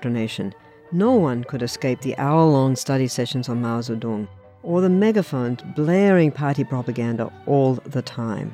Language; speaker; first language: English; native; English